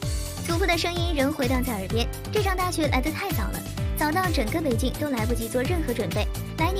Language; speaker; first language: Chinese; native; Chinese